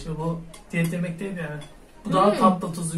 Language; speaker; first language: Turkish; native; Turkish